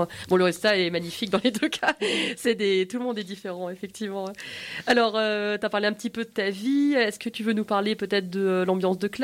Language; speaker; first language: French; native; French